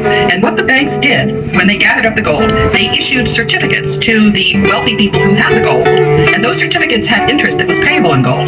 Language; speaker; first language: English; native; English